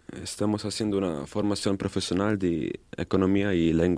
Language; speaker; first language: Spanish; non-native, learner; German